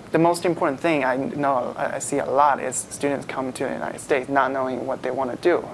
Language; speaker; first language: English; non-native, fluent; Chinese